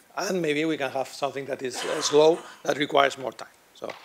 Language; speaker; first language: English; non-native, fluent; Catalan